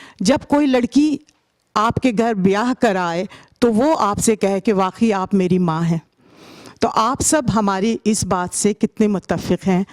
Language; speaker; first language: Urdu; native; Urdu